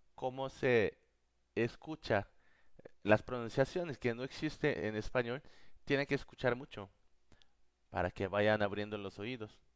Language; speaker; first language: Spanish; non-native, fluent; Korean